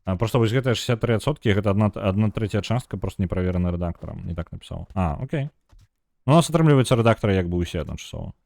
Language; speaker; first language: Belarusian; non-native, local second language; Russian